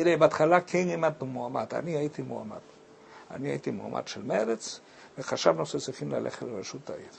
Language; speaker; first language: Hebrew; early bilingual, other home language; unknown